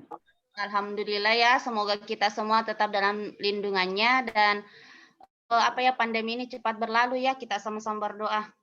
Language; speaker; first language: Indonesian; non-native, local second language; Buginese